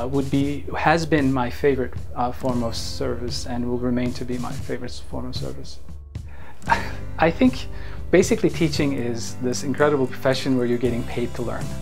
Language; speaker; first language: English; non-native, fluent; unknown